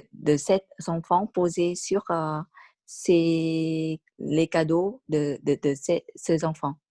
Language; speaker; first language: French; non-native, learner; Vietnamese